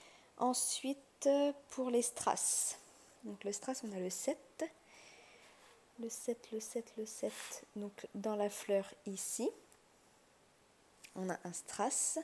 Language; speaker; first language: French; native; French